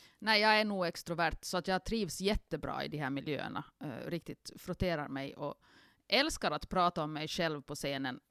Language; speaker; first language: Swedish; native; Swedish